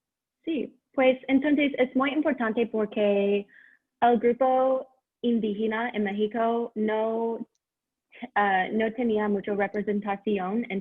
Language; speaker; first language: Spanish; non-native, learner; English